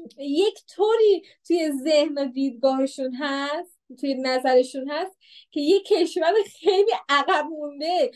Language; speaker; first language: Persian; native; Persian